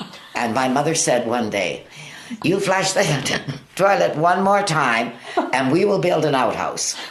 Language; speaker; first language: English; native; English